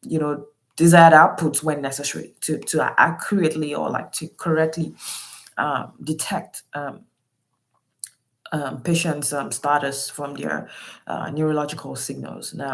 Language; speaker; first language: English; non-native, local second language; Yoruba